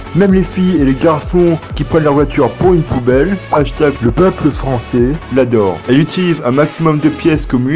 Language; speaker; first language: French; native; French